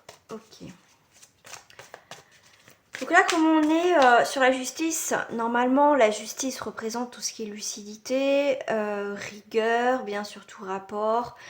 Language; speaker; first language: French; native; French